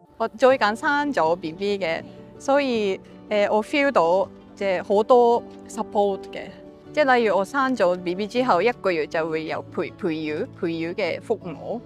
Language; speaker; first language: Cantonese; non-native, fluent; Japanese